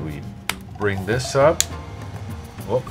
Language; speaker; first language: English; native; English